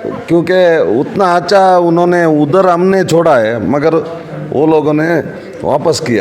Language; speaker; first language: Hindi; non-native, local second language; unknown